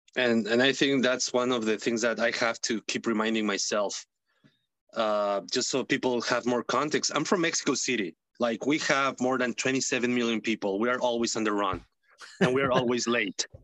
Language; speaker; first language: English; non-native, fluent; Spanish